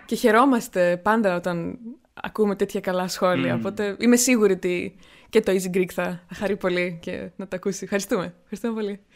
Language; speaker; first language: Greek; native; Greek